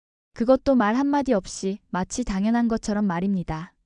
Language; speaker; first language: Korean; native; Korean